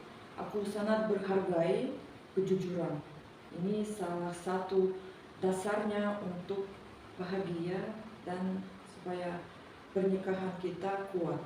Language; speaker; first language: Indonesian; non-native, learner; Russian